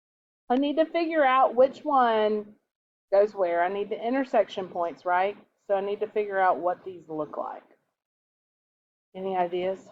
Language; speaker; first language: English; native; English